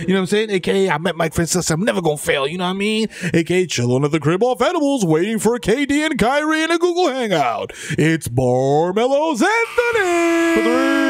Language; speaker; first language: English; early bilingual, other home language; Spanish